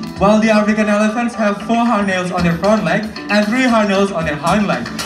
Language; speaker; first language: English; non-native, fluent; Indonesian